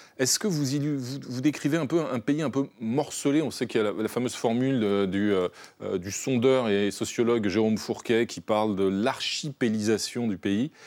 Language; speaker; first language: French; native; French